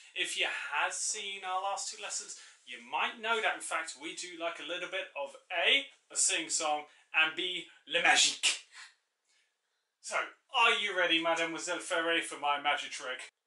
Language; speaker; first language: English; native; English